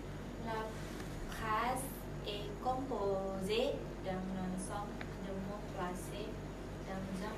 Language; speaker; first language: French; non-native, learner; Indonesian